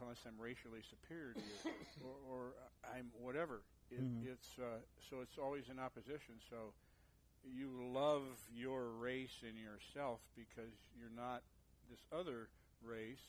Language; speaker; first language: English; native; English